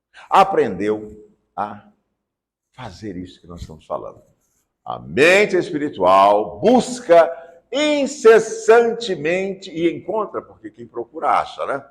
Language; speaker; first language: Portuguese; native; Portuguese